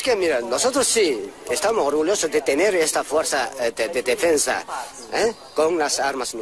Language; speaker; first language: Spanish; non-native, fluent; Korean